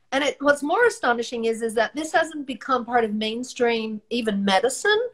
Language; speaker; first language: English; native; English